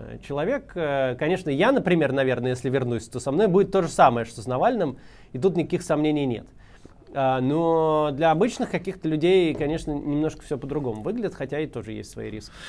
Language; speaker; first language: Russian; native; Russian